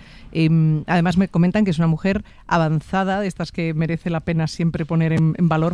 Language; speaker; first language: Spanish; native; Spanish